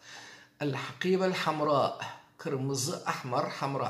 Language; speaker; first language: Arabic; non-native, fluent; Turkish